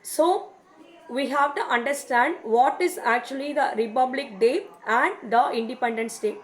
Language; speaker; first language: English; non-native, local second language; Tamil